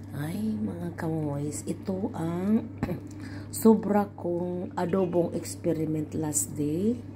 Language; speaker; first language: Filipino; non-native, local second language; Cebuano